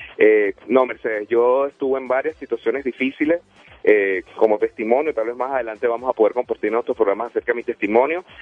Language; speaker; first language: Spanish; native; Spanish